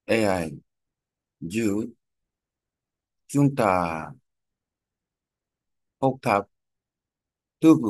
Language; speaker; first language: Vietnamese; non-native, learner; Korean